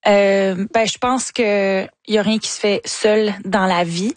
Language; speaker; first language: French; native; French